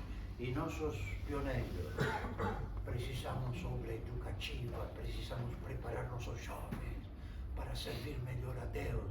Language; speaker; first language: Portuguese; non-native, fluent; Spanish